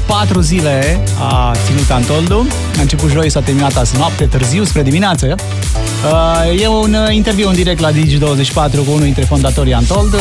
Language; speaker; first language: Romanian; native; Romanian